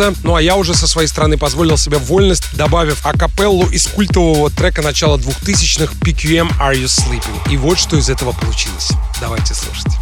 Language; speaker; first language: Russian; native; Russian